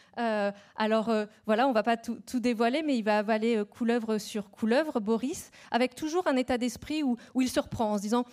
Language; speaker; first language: French; native; French